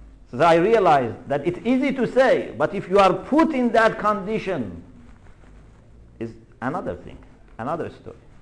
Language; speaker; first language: English; non-native, fluent; Persian